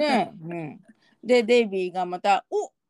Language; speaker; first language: Japanese; native; Japanese